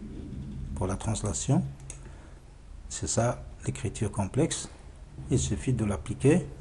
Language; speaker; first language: French; non-native, local second language; Arabic